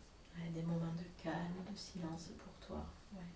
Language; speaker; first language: French; native; French